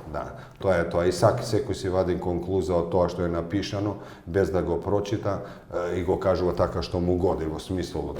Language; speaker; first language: Macedonian; non-native, local second language; Albanian